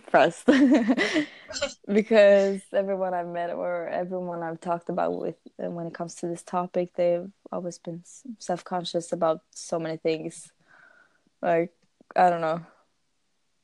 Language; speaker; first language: English; non-native, fluent; Swedish